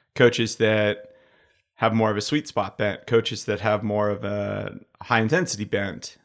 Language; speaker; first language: English; native; English